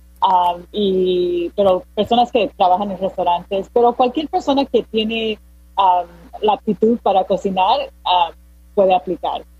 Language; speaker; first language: Spanish; early bilingual, heritage; Spanish